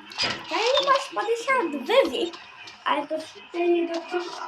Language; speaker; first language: Czech; non-native, local second language; Polish